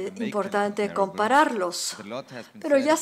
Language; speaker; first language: Spanish; non-native, learner; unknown